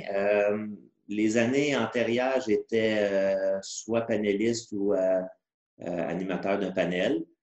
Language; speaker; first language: French; native; French